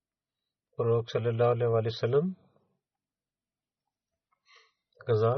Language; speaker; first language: Bulgarian; non-native, learner; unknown